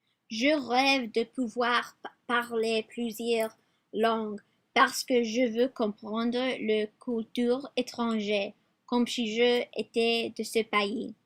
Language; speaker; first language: French; non-native, learner; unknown